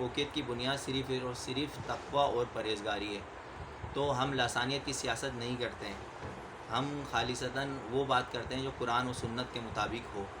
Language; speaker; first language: Urdu; native; Urdu